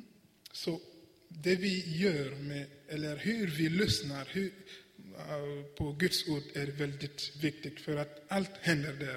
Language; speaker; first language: Swedish; non-native, fluent; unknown